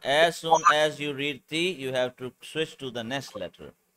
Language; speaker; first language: English; non-native, local second language; Urdu